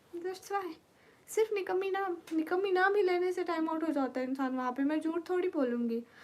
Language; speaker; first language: Urdu; non-native, local second language; Saraiki